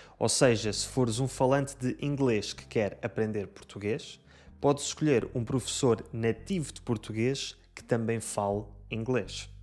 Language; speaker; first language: Portuguese; native; Portuguese